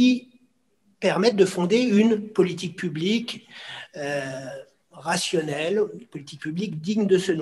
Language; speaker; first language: French; native; French